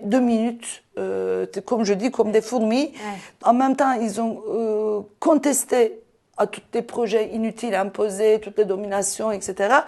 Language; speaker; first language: French; non-native, fluent; Turkish